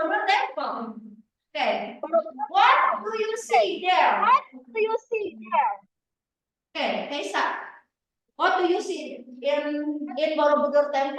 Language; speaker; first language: English; non-native, learner; Indonesian